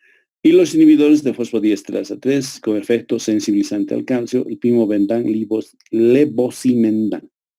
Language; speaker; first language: Spanish; native; Spanish